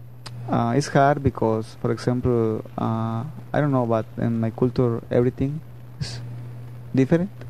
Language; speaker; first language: English; non-native, learner; Spanish